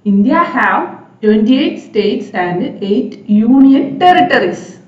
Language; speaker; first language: English; non-native, local second language; Malayalam